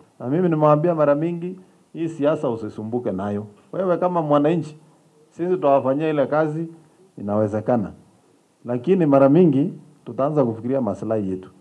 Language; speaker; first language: Swahili; non-native, local second language; Kalenjin